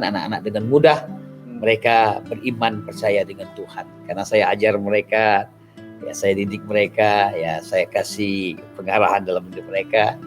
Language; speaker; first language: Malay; non-native, local second language; Achinese